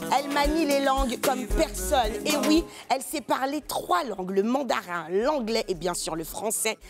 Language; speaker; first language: French; native; French